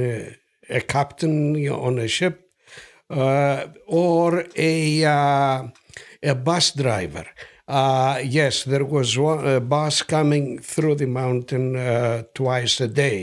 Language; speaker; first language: English; non-native, fluent; Greek